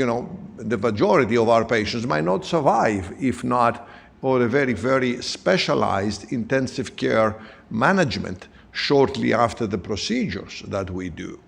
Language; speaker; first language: English; non-native, fluent; Greek